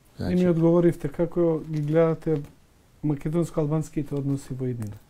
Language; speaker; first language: Macedonian; non-native, local second language; Albanian